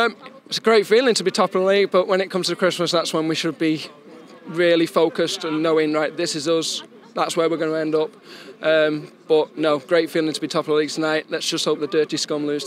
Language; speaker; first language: English; native; English